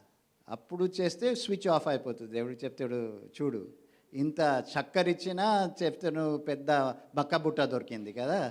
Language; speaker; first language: Telugu; non-native, learner; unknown